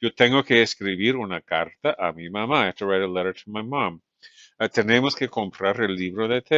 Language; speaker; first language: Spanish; non-native, fluent; English